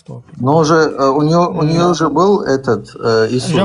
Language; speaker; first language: Russian; early bilingual, heritage; Chechen